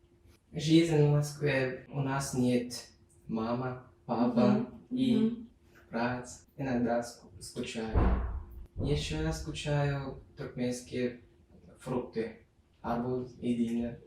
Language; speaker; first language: Russian; non-native, learner; Turkmen